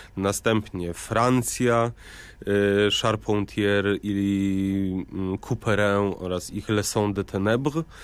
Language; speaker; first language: Polish; native; Polish